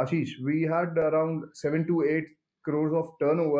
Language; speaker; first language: English; non-native, local second language; Hindi